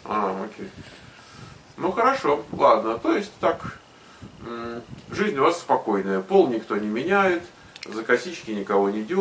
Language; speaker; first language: Russian; native; Russian